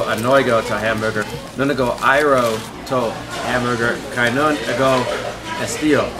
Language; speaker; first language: Greek; non-native, learner; English